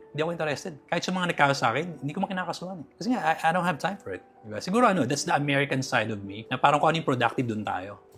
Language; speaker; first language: Filipino; native; Filipino